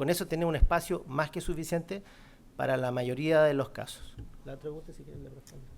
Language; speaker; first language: Spanish; native; Spanish